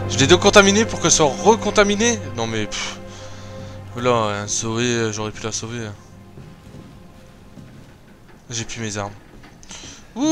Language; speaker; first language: French; native; French